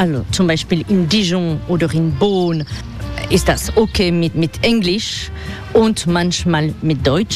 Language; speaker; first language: German; non-native, fluent; French